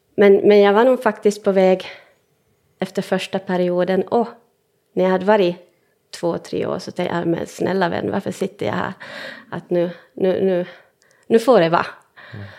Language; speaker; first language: Swedish; native; Swedish